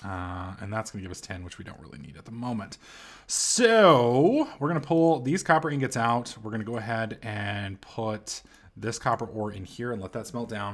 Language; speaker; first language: English; native; English